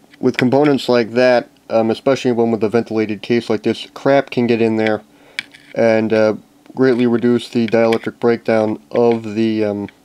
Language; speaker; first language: English; native; English